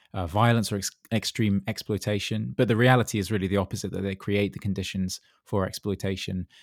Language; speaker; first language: English; native; English